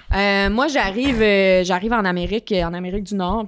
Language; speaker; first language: French; native; French